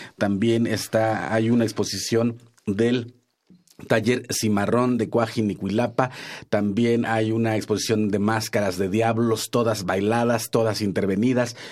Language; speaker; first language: Spanish; non-native, local second language; Nahuatl languages